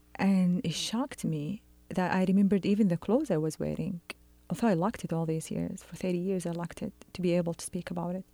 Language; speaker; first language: English; non-native, fluent; Arabic